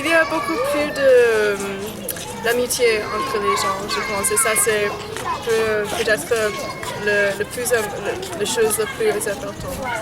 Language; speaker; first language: French; early bilingual, heritage; Chinese